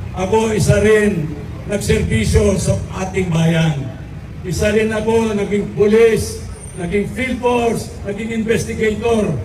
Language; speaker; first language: Filipino; non-native, local second language; Iloko